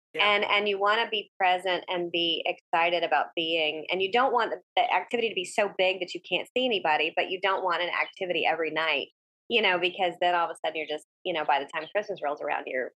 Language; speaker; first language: English; native; English